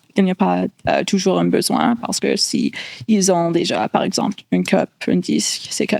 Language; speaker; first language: French; non-native, local second language; English